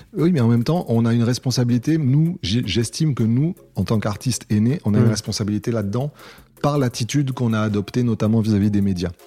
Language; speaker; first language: French; native; French